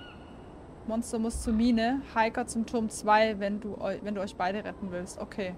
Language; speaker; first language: German; native; German